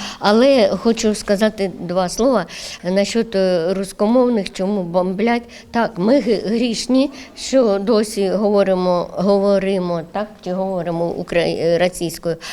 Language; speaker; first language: Ukrainian; non-native, local second language; Russian